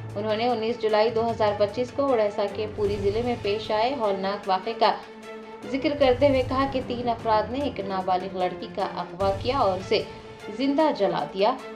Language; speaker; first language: Urdu; native; Urdu